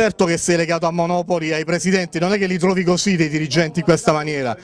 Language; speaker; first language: Italian; native; Italian